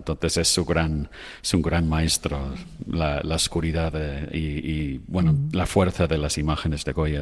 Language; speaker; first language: Spanish; non-native, fluent; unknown